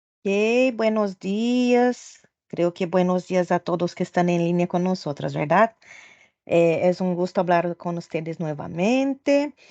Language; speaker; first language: Spanish; non-native, fluent; Portuguese